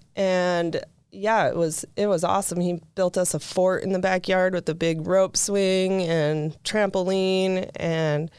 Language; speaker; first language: English; native; English